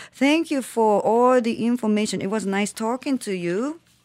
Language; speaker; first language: English; non-native, fluent; Japanese